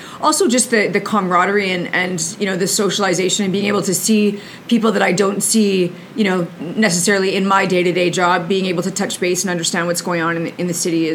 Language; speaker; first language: English; native; English